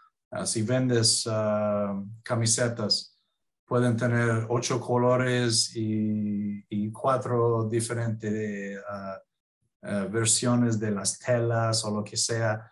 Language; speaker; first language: Spanish; non-native, fluent; English